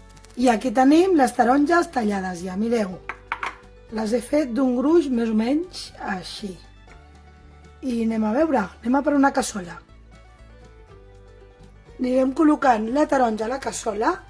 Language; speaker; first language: Catalan; native; Catalan